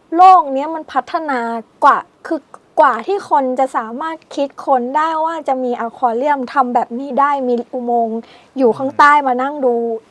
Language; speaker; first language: Thai; native; Thai